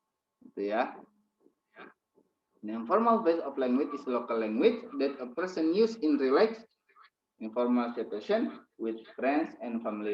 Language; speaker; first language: English; non-native, learner; Indonesian